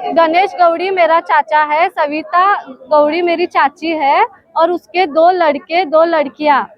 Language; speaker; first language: Hindi; non-native, local second language; Marathi